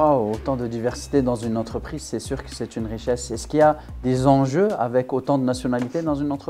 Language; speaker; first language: French; native; French